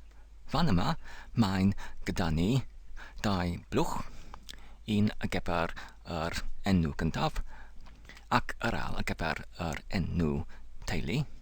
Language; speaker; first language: Welsh; non-native, fluent; English